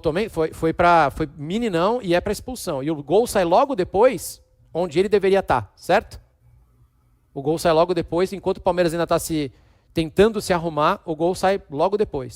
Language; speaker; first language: Portuguese; native; Portuguese